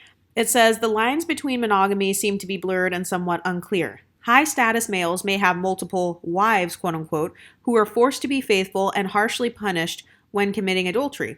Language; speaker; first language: English; native; English